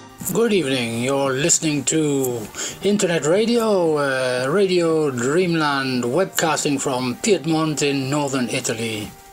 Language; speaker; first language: English; native; English